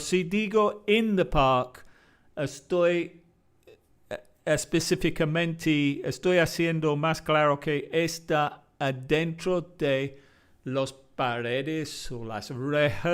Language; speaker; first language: Spanish; non-native, fluent; English